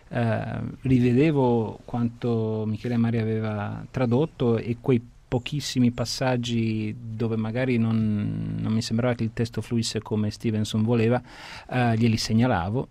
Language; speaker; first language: Italian; early bilingual, heritage; Italian